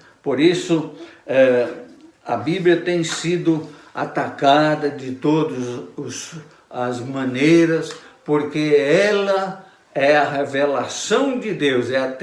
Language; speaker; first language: Portuguese; native; Portuguese